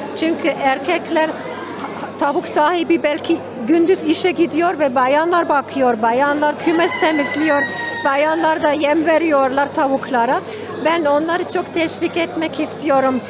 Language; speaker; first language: Turkish; non-native, fluent; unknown